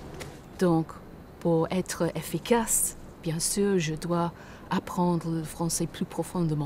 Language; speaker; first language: French; non-native, fluent; English